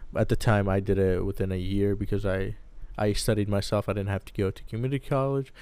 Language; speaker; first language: English; early bilingual, other home language; Arabic